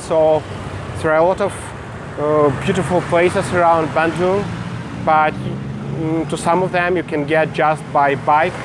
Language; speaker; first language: English; non-native, fluent; Russian